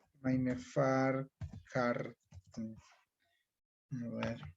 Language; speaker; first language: German; non-native, fluent; Spanish